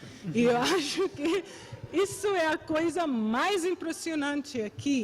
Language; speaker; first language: Portuguese; non-native, fluent; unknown